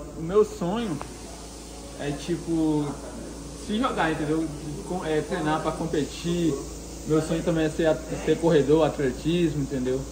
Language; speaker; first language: Portuguese; native; Portuguese